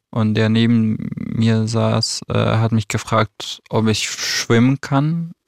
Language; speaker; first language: German; non-native, fluent; Arabic